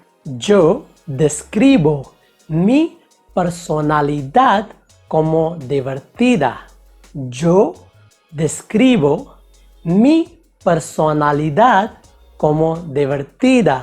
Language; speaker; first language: Spanish; non-native, fluent; Hindi